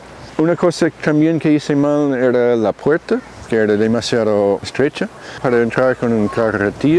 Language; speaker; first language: Spanish; non-native, fluent; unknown